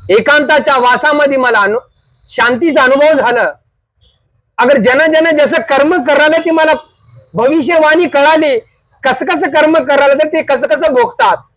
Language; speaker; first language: Marathi; non-native, fluent; Telugu